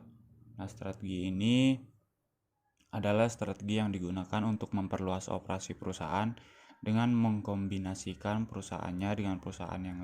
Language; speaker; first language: Indonesian; native; Indonesian